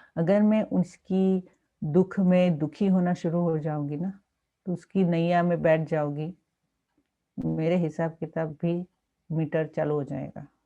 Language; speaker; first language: Hindi; non-native, local second language; Gujarati